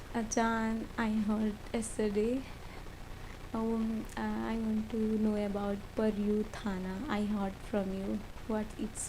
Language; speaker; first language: English; non-native, learner; Nepali